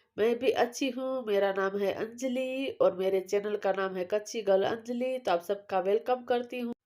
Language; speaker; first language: Hindi; non-native, local second language; Gujarati